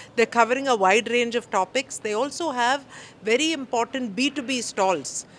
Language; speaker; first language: English; non-native, local second language; Telugu